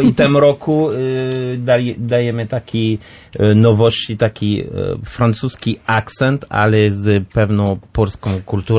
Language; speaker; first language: Polish; non-native, learner; French